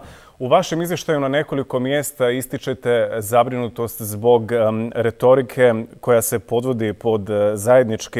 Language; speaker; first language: Serbian; native; Serbian